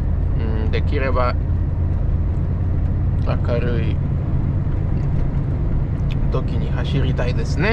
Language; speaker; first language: Japanese; non-native, fluent; Polish